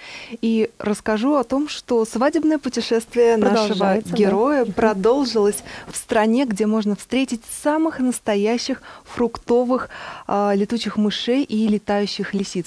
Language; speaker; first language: Russian; native; Russian